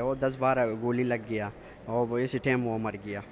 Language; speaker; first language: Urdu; non-native, local second language; Pashto